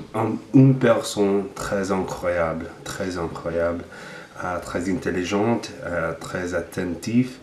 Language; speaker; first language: French; non-native, learner; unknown